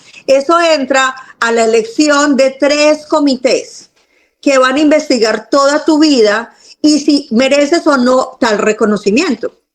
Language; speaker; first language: Spanish; native; Spanish